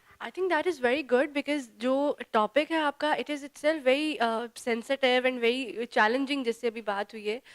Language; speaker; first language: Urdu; native; Urdu